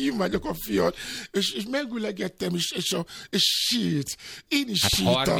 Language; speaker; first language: Hungarian; non-native, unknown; Albanian